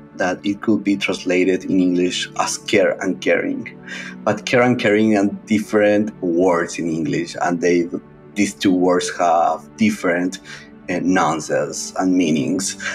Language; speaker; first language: English; non-native, fluent; Spanish